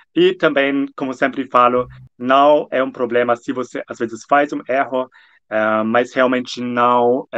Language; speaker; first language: Portuguese; non-native, fluent; German